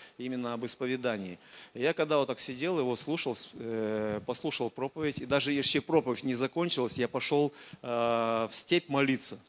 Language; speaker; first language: Russian; native; Russian